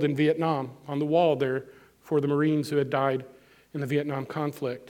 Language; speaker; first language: English; native; English